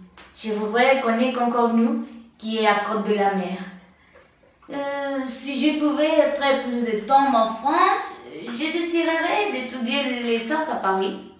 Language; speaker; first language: French; non-native, learner; Spanish